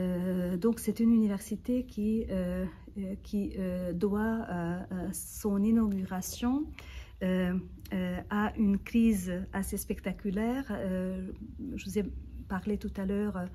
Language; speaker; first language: French; non-native, fluent; Hungarian